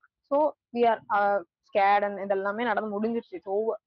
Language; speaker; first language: English; non-native, local second language; Tamil